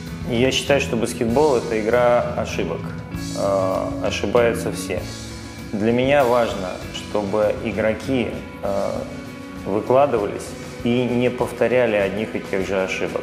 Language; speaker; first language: Russian; native; Russian